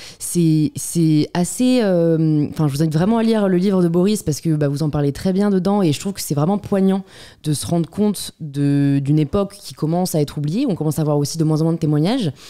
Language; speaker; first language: French; native; French